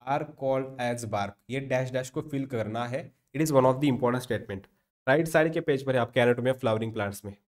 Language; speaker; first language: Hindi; non-native, local second language; Marathi